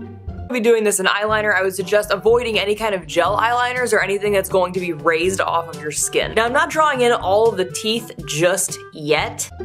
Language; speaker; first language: English; native; English